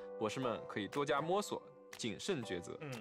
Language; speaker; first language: Chinese; native; Chinese